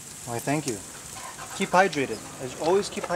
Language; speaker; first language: English; native; English